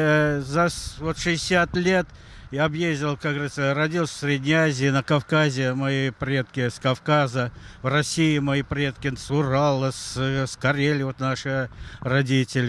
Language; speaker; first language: Russian; native; Russian